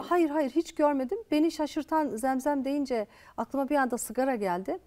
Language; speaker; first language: Turkish; native; Turkish